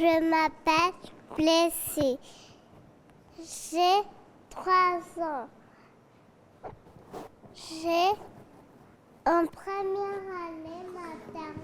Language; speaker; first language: French; non-native, learner; Kinyarwanda